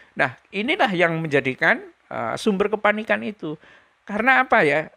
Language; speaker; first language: Indonesian; native; Indonesian